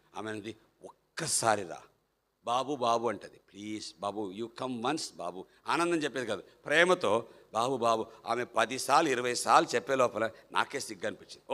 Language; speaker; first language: Telugu; non-native, fluent; Malayalam